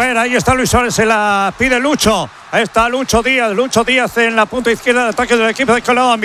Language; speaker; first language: Spanish; native; Spanish